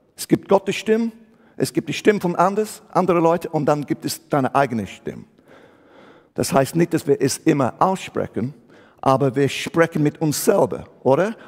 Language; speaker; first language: German; non-native, fluent; English